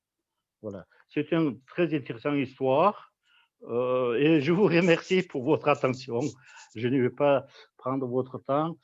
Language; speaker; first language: French; non-native, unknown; Kazakh